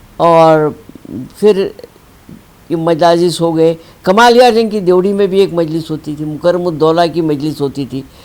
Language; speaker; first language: Urdu; native; Urdu